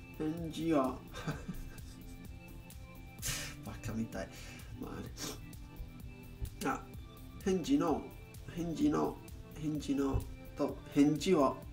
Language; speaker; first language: Japanese; non-native, learner; English